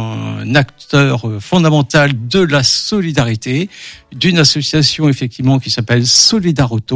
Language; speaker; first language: French; native; French